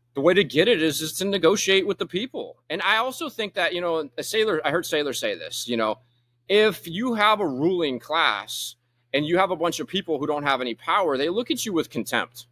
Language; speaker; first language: English; native; English